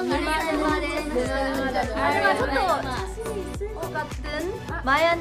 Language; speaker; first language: Japanese; native; Japanese